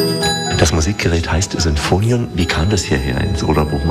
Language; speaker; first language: German; native; German